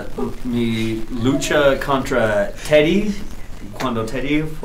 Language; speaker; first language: Spanish; non-native, learner; English